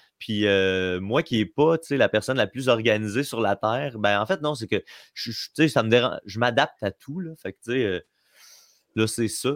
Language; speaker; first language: French; native; French